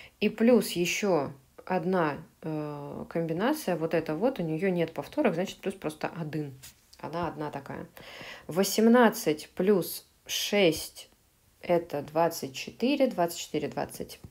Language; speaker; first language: Russian; native; Russian